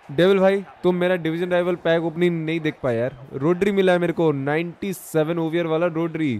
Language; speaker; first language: Hindi; non-native, local second language; Bangla